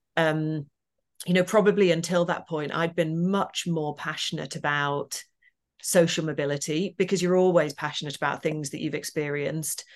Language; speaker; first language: English; native; English